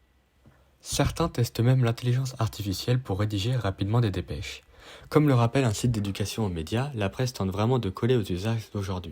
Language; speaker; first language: French; native; French